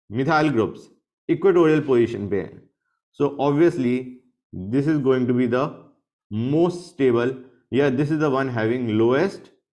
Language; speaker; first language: Hindi; native; Hindi